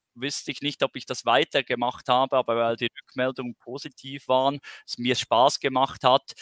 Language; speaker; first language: German; native; German